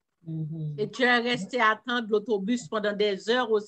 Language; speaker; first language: French; non-native, local second language; Haitian Creole